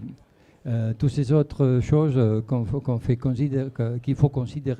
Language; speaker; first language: French; non-native, fluent; Spanish